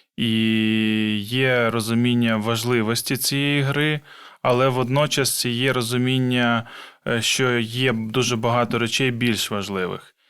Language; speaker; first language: Ukrainian; non-native, local second language; Russian